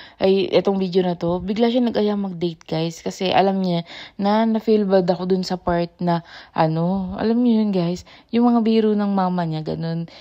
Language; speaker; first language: Filipino; native; Filipino